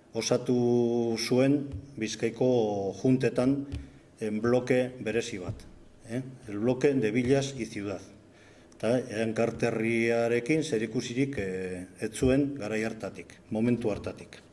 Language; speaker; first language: Basque; non-native, local second language; Spanish